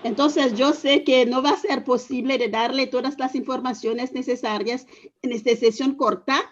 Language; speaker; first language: Spanish; non-native, fluent; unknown